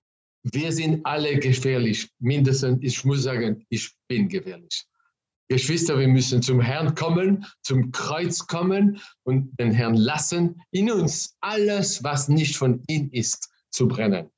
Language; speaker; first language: German; non-native, fluent; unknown